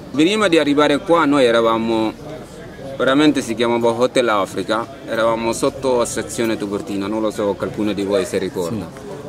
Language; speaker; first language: Italian; non-native, fluent; Arabic